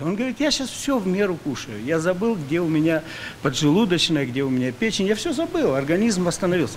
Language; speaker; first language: Russian; native; Russian